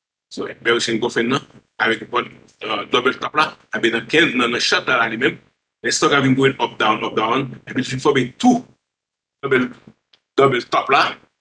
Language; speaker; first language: English; non-native, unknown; Haitian Creole